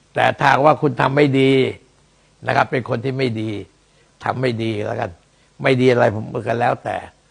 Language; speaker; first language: Thai; early bilingual, other home language; Min Nan Chinese